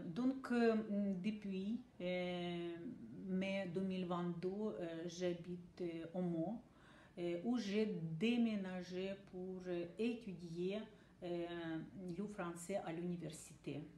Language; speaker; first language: French; non-native, learner; Ukrainian